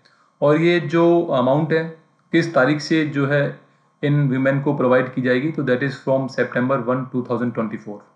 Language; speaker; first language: Hindi; native; Hindi